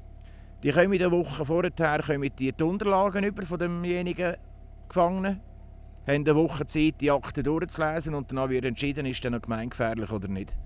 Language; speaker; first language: German; native; German